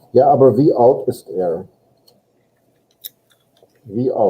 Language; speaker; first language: German; non-native, fluent; English